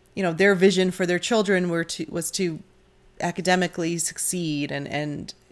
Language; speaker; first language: English; native; English